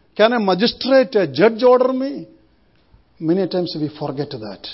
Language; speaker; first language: English; non-native, local second language; Malayalam